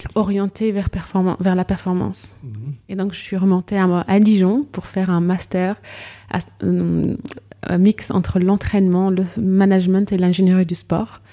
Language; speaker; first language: French; non-native, local second language; Arabic